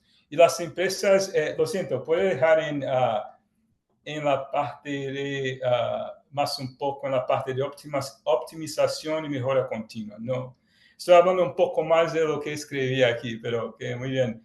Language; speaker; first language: Spanish; non-native, fluent; Portuguese